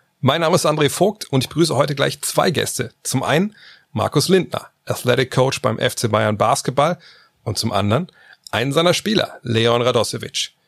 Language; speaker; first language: German; native; German